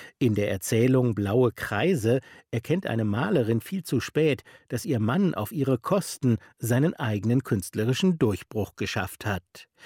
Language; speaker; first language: German; native; German